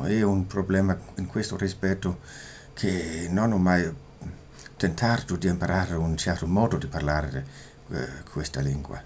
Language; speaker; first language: Italian; non-native, fluent; Danish